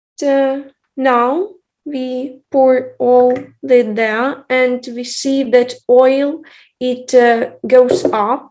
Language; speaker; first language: English; non-native, fluent; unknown